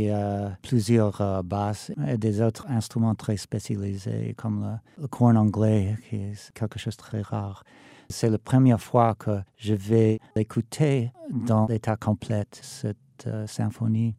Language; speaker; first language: French; non-native, fluent; English